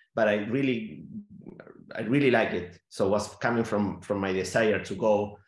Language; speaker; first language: English; non-native, fluent; Spanish